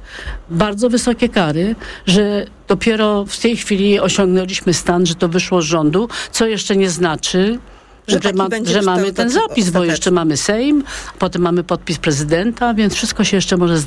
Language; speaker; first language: Polish; native; Polish